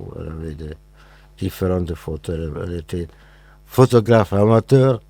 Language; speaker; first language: French; non-native, fluent; Hungarian